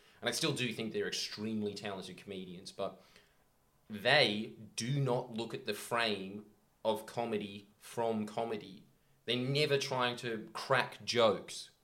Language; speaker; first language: English; native; English